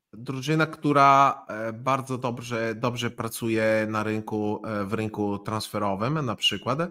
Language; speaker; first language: Polish; non-native, fluent; Italian